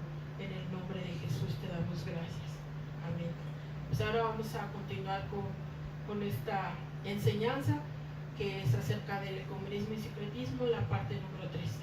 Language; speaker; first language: Spanish; native; Spanish